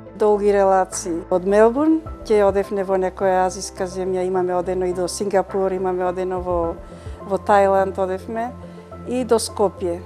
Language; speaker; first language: Macedonian; native; Macedonian